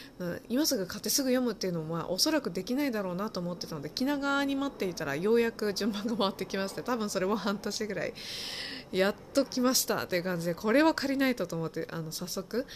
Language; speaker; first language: Japanese; early bilingual, other home language; Chinese